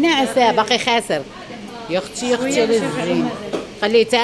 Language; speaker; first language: Arabic; native; Arabic